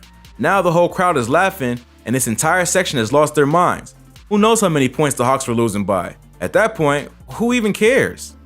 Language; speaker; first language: English; native; English